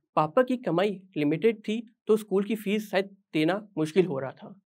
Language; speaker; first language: Hindi; native; Hindi